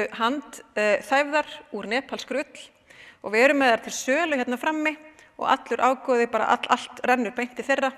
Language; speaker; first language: Icelandic; native; Icelandic